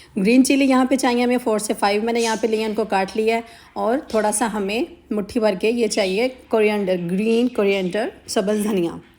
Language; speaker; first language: Urdu; non-native, local second language; Punjabi